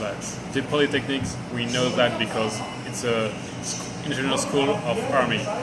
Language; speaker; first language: English; non-native, learner; French